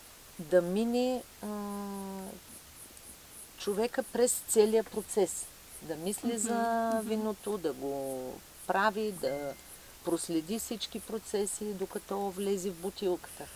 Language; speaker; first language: Bulgarian; native; Bulgarian